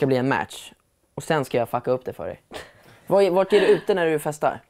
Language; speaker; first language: Swedish; native; Swedish